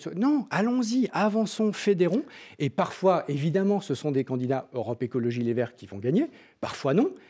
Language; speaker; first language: French; native; French